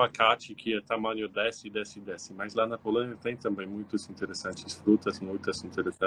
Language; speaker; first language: Portuguese; non-native, learner; Polish